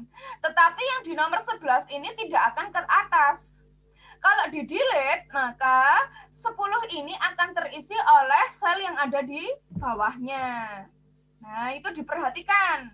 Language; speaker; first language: Indonesian; native; Indonesian